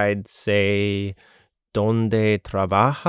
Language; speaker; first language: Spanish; non-native, learner; English